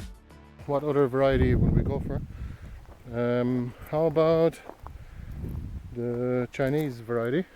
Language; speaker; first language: English; native; English